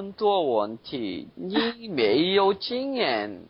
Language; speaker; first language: Chinese; non-native, learner; Korean